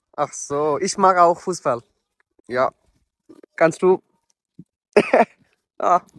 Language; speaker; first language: German; non-native, learner; Bangla